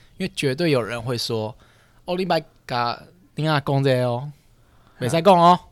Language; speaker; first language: Chinese; native; Chinese